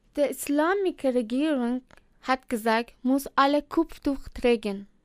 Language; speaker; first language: German; non-native, learner; Persian